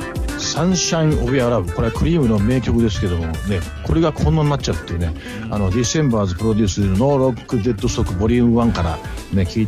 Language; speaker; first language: Japanese; native; Japanese